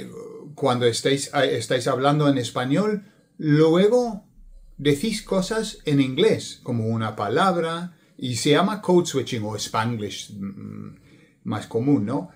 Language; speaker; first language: Spanish; non-native, fluent; English